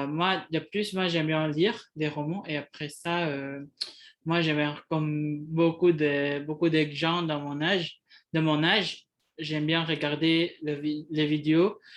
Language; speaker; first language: French; non-native, fluent; Indonesian